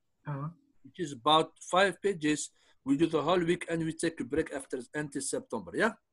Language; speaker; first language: English; non-native, fluent; Arabic